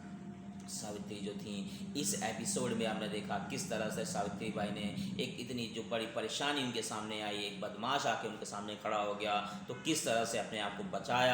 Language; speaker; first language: Hindi; native; Hindi